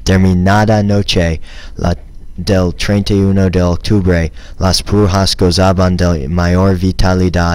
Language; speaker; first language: Spanish; non-native, learner; English